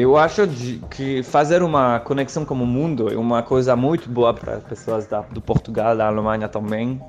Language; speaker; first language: Portuguese; non-native, learner; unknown